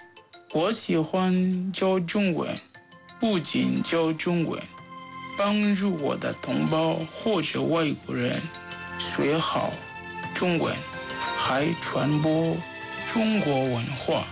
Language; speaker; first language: Chinese; non-native, fluent; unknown